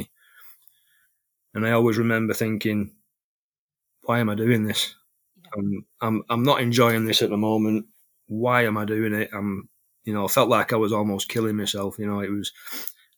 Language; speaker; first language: English; native; English